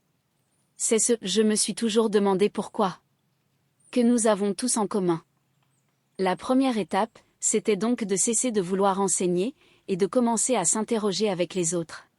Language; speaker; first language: French; native; French